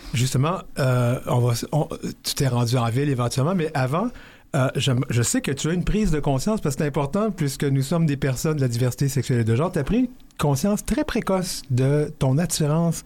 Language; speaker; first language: French; native; French